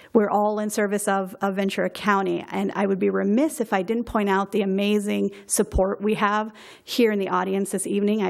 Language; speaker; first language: English; native; English